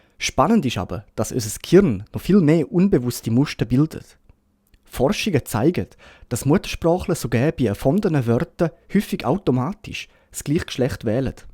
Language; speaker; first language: German; native; German